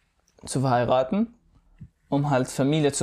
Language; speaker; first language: German; non-native, fluent; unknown